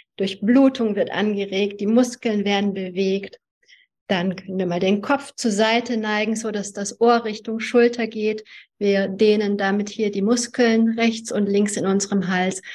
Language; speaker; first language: German; early bilingual, other home language; Hungarian